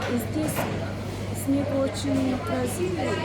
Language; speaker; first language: Russian; non-native, learner; Mongolian